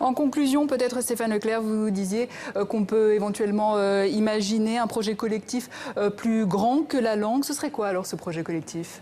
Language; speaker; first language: French; native; French